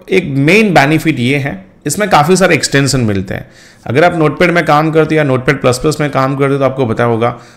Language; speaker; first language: Hindi; non-native, local second language; Gujarati